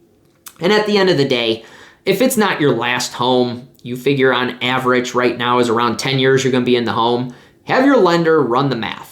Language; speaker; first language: English; native; English